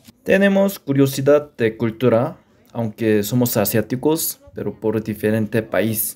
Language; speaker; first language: Spanish; non-native, learner; Korean